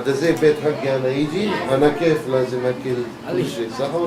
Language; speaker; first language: Arabic; non-native, learner; Turkish